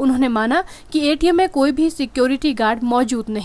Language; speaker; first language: Hindi; native; Hindi